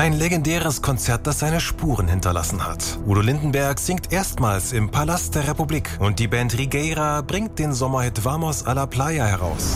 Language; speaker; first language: German; native; German